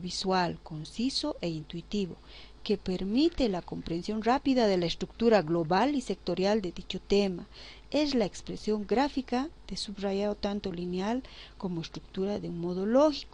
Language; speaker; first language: Spanish; native; Spanish